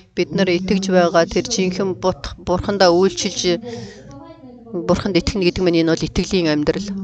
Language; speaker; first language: Mongolian; non-native, fluent; Korean